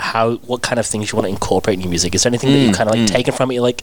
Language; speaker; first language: English; native; English